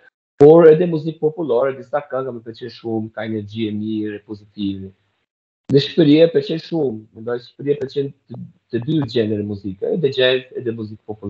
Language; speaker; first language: Albanian; non-native, learner; Portuguese